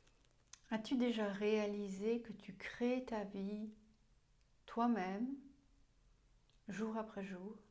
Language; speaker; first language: French; non-native, fluent; German